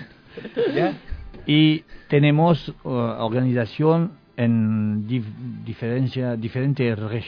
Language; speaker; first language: Spanish; non-native, learner; French